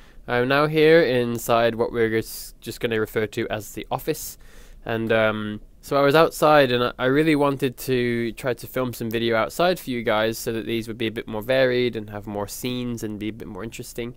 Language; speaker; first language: English; native; English